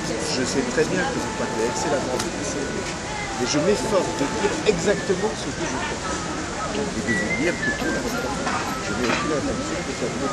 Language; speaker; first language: French; native; French